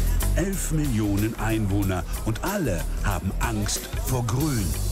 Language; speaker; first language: German; native; German